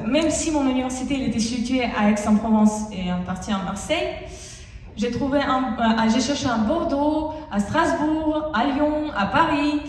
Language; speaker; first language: French; non-native, fluent; Russian